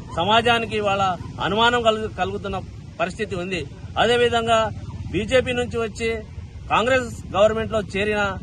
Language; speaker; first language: Telugu; non-native, local second language; Lambadi